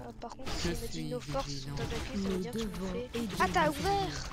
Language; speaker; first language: French; native; French